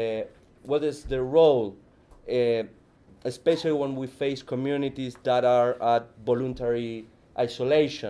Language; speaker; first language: English; non-native, fluent; Spanish